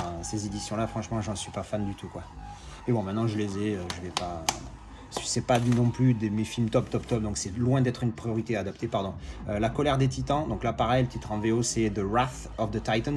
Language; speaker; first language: French; native; French